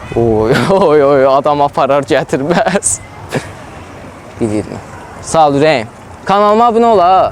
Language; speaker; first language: Azerbaijani; native; Azerbaijani